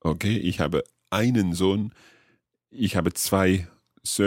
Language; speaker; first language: German; non-native, learner; English